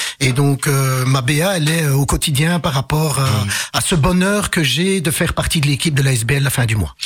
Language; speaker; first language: French; early bilingual, other home language; Arabic